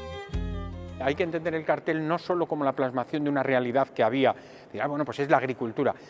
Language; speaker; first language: Spanish; native; Spanish